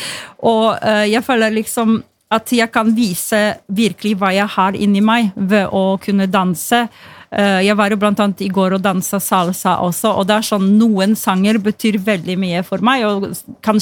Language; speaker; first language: Norwegian; non-native, fluent; Polish